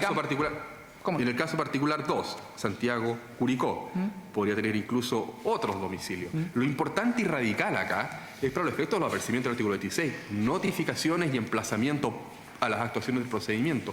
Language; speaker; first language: Spanish; native; Spanish